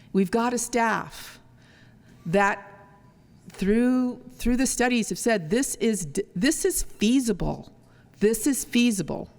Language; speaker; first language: English; early bilingual, other home language; Spanish